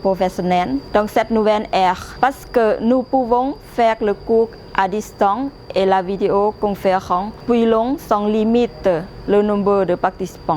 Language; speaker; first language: French; non-native, fluent; Lao